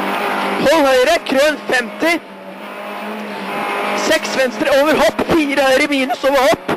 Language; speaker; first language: Norwegian; native; Norwegian